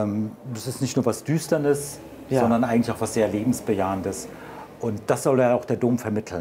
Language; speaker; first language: German; native; German